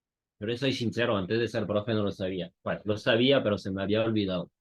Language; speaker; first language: Spanish; non-native, fluent; French